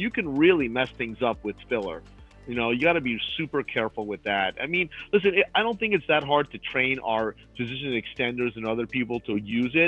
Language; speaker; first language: English; native; English